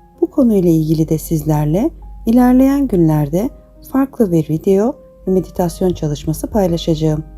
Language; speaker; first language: Turkish; native; Turkish